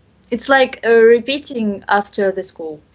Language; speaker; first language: English; non-native, learner; Bashkir